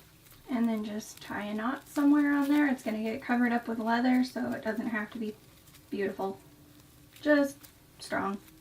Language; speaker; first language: English; native; English